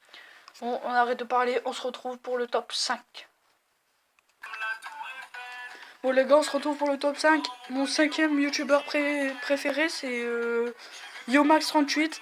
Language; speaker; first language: French; native; French